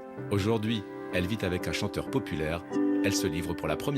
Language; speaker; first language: French; native; French